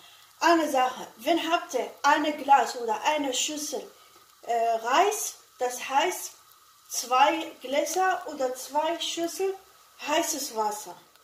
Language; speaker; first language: German; non-native, learner; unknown